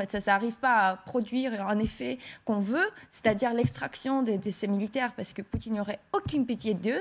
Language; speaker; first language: French; non-native, fluent; Ukrainian